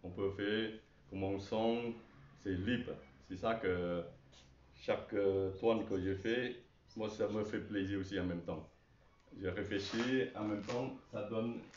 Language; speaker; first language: French; non-native, learner; Chinese